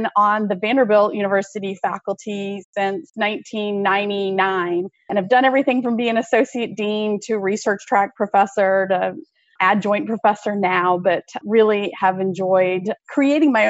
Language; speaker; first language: English; native; English